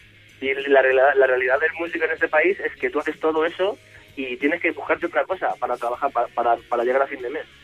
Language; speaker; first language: Spanish; native; Spanish